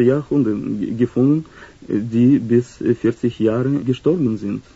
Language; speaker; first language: German; non-native, learner; Russian